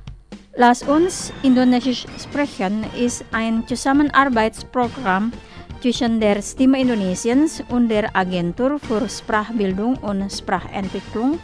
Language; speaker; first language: German; non-native, fluent; Indonesian